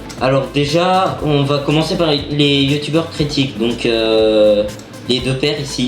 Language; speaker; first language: French; native; French